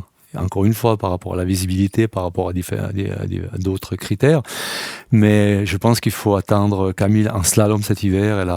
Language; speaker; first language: French; native; French